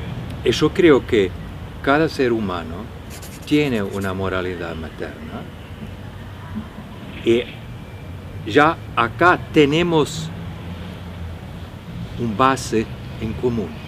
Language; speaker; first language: Spanish; non-native, fluent; Norwegian